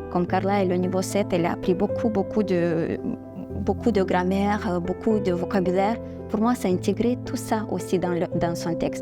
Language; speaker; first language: French; non-native, fluent; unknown